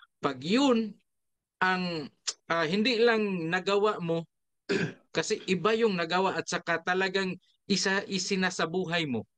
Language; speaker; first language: Filipino; non-native, local second language; Cebuano